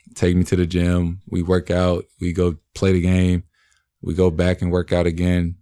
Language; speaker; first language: English; native; English